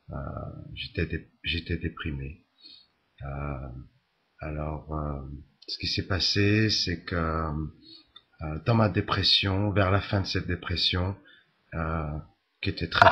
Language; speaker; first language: French; native; French